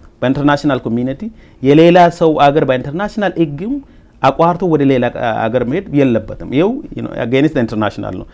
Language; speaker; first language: Amharic; non-native, local second language; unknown